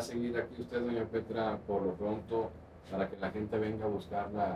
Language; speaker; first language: Spanish; native; Spanish